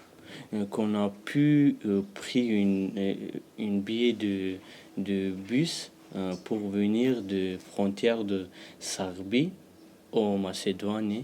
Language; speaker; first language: French; non-native, learner; Pashto